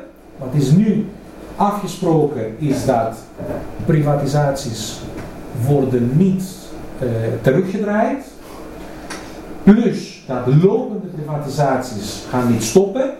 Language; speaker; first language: Dutch; non-native, fluent; Greek